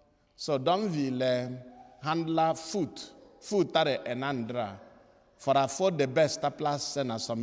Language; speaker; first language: Swedish; non-native, fluent; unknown